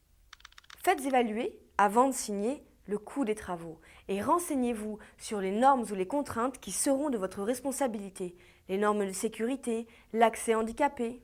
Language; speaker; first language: French; native; French